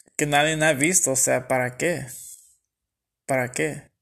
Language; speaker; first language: Spanish; early bilingual, heritage; Spanish